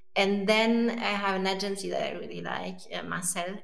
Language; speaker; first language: English; non-native, fluent; French